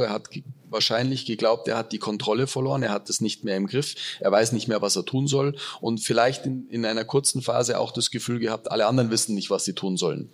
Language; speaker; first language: German; native; German